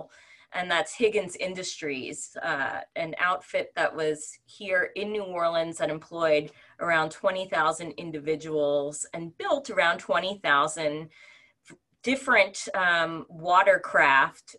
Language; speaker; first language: English; native; English